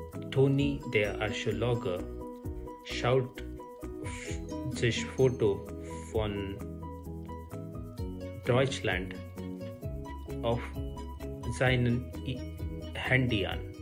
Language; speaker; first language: German; non-native, learner; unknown